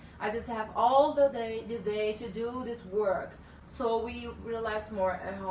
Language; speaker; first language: English; non-native, learner; Portuguese